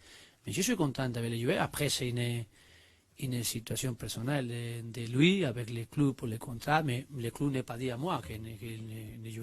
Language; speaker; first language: French; non-native, learner; Spanish